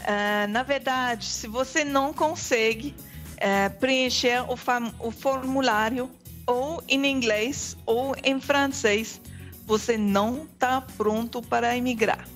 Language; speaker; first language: Portuguese; non-native, fluent; French